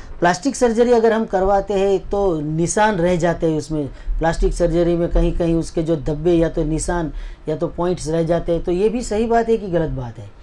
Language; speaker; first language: Hindi; non-native, local second language; Gujarati